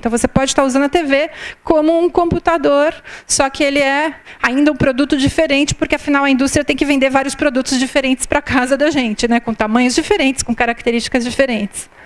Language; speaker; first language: Portuguese; native; Portuguese